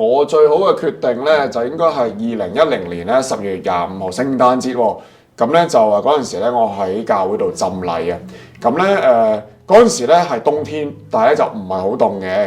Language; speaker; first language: Cantonese; native; Cantonese